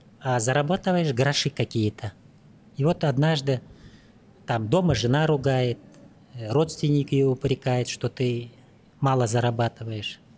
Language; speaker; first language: Russian; native; Russian